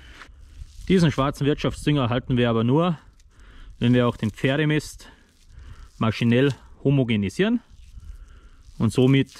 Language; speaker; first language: German; native; German